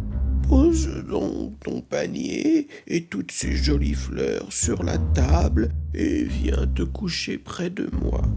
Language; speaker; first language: French; native; French